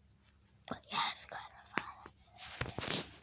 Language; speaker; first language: English; native; English